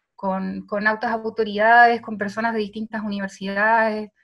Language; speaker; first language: Spanish; native; Spanish